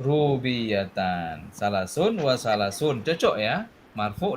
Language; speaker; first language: Indonesian; native; Indonesian